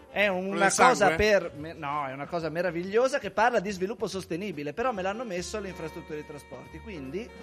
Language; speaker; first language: Italian; native; Italian